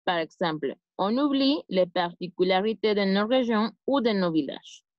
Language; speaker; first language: French; non-native, fluent; Spanish